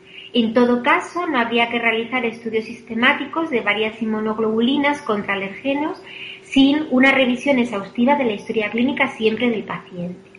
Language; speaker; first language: Spanish; native; Spanish